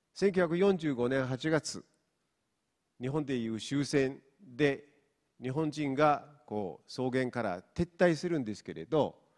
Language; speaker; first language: Japanese; non-native, fluent; Mongolian